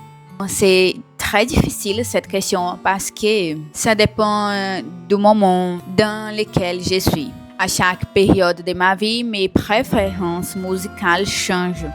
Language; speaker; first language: French; non-native, learner; Portuguese